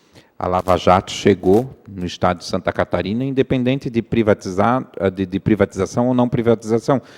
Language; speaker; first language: Portuguese; native; Portuguese